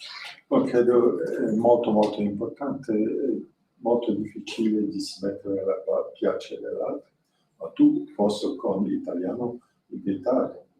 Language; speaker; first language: Italian; non-native, learner; French